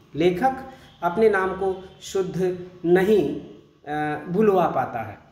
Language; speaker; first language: Hindi; native; Hindi